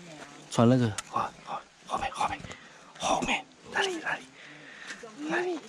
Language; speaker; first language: Chinese; native; Chinese